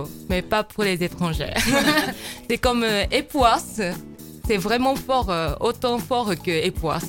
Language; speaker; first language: French; non-native, fluent; Japanese